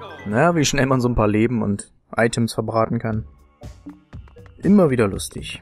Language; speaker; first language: German; native; German